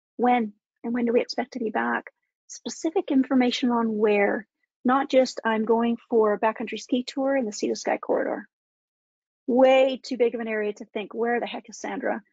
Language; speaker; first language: English; native; English